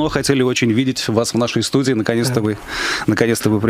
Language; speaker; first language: Russian; native; Russian